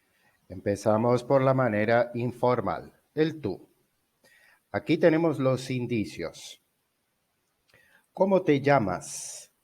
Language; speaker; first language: Spanish; non-native, fluent; Portuguese